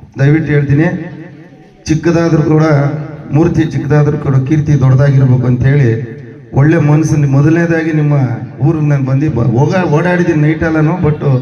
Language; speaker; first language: Kannada; non-native, local second language; Telugu